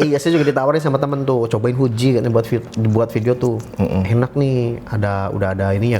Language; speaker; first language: Indonesian; native; Indonesian